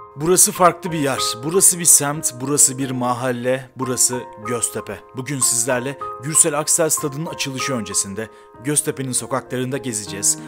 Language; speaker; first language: Turkish; native; Turkish